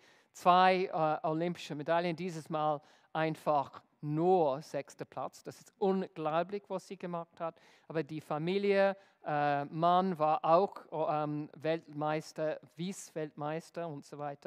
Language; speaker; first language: German; non-native, fluent; English